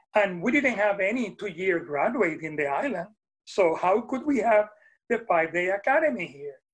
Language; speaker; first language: English; non-native, fluent; Spanish